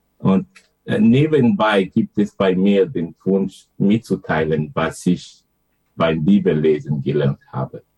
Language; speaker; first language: German; non-native, fluent; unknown